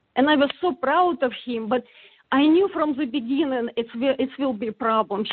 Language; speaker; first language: English; non-native, fluent; Russian